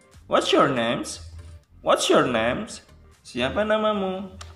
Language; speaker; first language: English; non-native, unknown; Indonesian